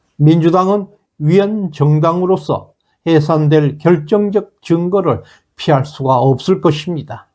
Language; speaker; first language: Korean; native; Korean